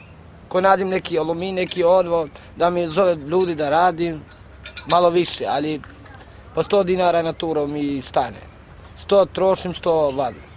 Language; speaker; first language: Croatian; non-native, local second language; Romany